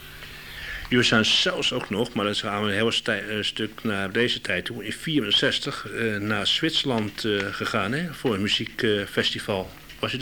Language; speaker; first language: Dutch; native; Dutch